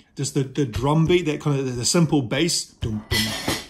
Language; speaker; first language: English; native; English